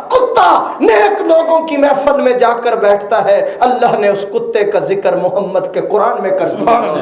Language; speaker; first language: Urdu; non-native, local second language; Punjabi